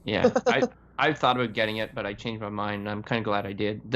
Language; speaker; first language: English; native; English